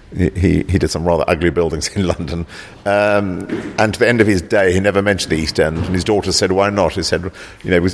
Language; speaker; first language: English; native; English